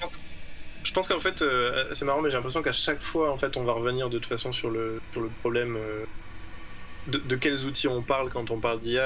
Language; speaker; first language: French; native; French